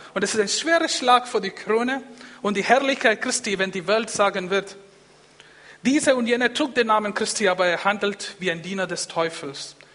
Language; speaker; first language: German; non-native, fluent; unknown